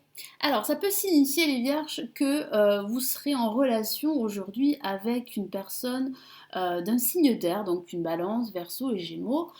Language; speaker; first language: French; native; French